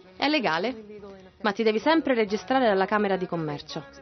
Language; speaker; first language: Italian; non-native, fluent; Russian